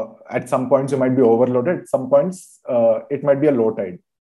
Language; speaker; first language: English; non-native, local second language; Telugu